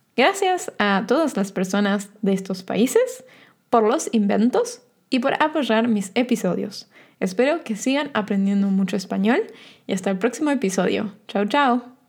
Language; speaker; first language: Spanish; native; Spanish